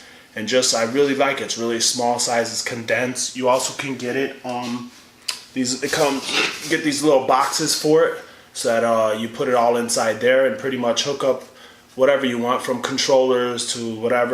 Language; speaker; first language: English; native; English